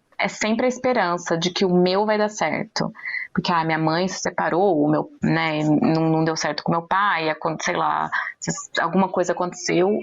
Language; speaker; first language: Portuguese; native; Portuguese